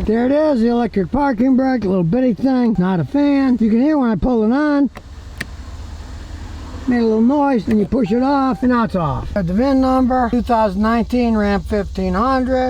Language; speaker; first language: English; native; English